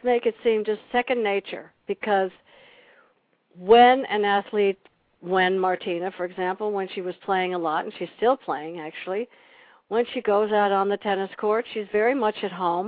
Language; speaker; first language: English; native; English